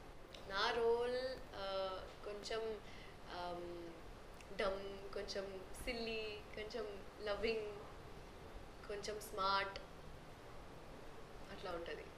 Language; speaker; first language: Telugu; non-native, local second language; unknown